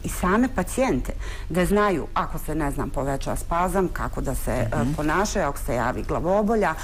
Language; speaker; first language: Bosnian; native; Bosnian